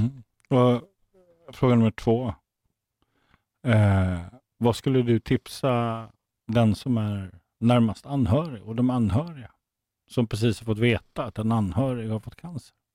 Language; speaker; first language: Swedish; native; Swedish